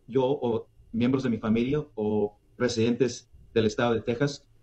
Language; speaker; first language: Spanish; early bilingual, heritage; Spanish